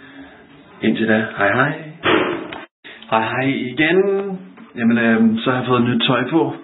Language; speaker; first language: Danish; native; Danish